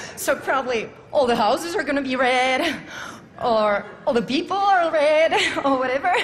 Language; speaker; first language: English; non-native, fluent; Czech